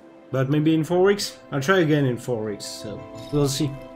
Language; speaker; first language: English; non-native, fluent; French